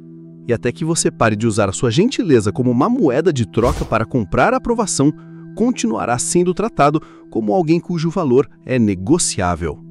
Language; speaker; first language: Portuguese; native; Portuguese